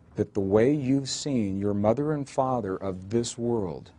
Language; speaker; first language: English; native; English